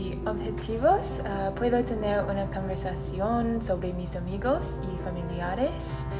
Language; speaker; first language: Spanish; non-native, learner; English